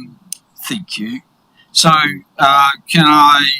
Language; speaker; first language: English; native; English